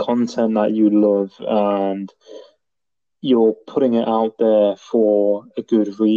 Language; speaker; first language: English; native; English